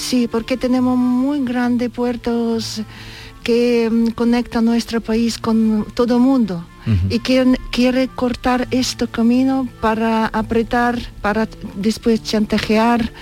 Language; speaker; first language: Spanish; non-native, learner; Ukrainian